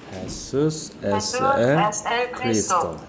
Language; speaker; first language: Spanish; non-native, learner; Korean